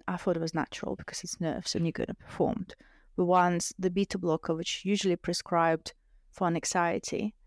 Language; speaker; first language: English; non-native, fluent; Russian